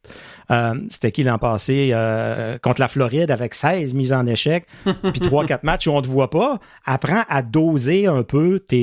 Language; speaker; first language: French; native; French